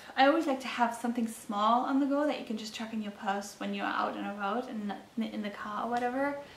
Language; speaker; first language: English; non-native, fluent; German